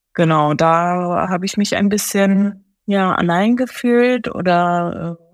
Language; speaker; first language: German; early bilingual, other home language; Japanese